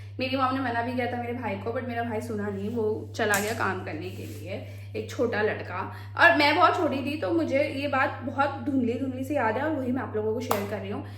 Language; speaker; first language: Hindi; native; Hindi